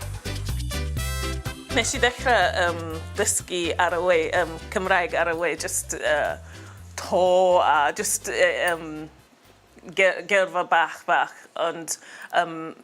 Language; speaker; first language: Welsh; non-native, learner; English